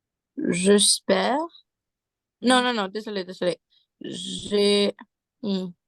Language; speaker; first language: French; non-native, learner; English